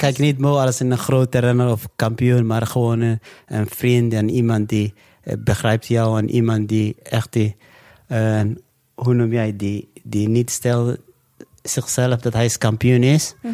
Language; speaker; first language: Dutch; non-native, local second language; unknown